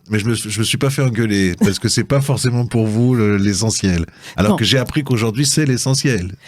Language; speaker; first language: French; native; French